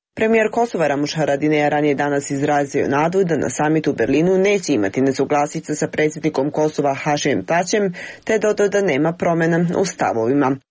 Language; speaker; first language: Croatian; non-native, local second language; Albanian